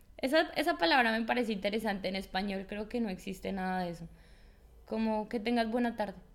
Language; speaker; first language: Spanish; native; Spanish